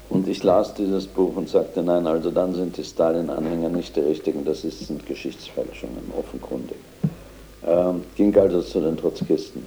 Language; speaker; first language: German; native; German